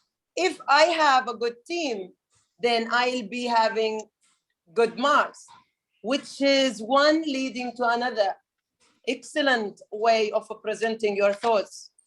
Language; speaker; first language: English; non-native, fluent; Arabic